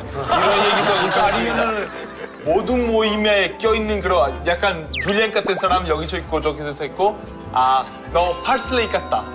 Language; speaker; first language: Korean; non-native, fluent; Italian